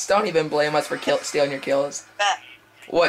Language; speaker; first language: English; native; English